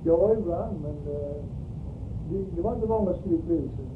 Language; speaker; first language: Swedish; early bilingual, heritage; Swedish